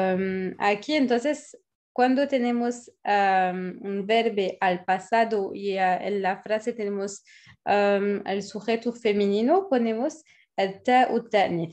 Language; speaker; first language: Spanish; non-native, fluent; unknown